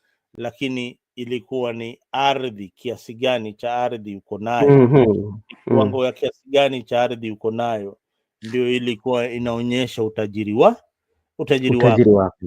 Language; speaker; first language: Swahili; non-native, local second language; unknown